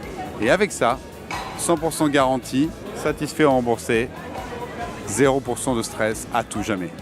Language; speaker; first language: French; native; French